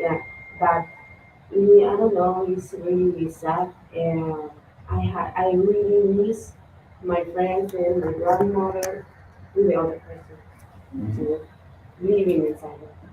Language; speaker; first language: English; non-native, learner; Spanish